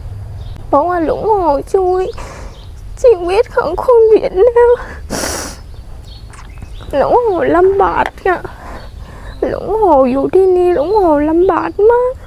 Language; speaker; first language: Thai; non-native, learner; Vietnamese